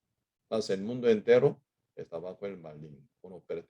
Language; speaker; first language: Spanish; non-native, fluent; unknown